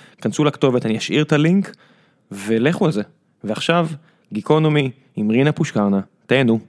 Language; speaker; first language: Hebrew; native; Hebrew